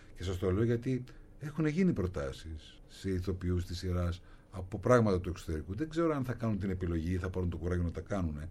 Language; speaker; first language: Greek; native; Greek